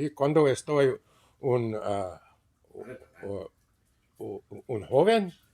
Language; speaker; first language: Spanish; non-native, learner; English